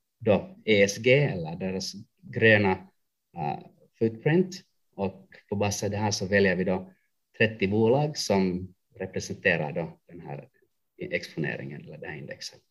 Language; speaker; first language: Swedish; non-native, local second language; Finnish